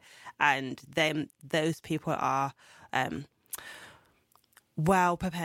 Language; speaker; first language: English; native; English